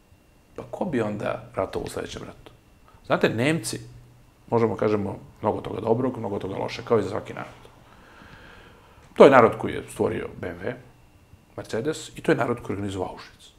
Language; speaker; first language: Serbian; native; Serbian